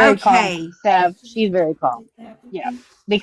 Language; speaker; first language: English; native; English